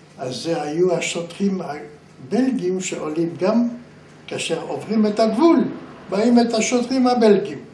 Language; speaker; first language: Hebrew; non-native, fluent; German